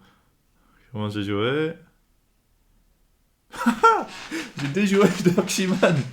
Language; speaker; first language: French; non-native, fluent; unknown